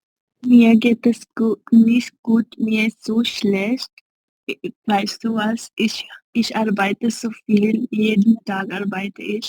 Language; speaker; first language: German; non-native, learner; Hindi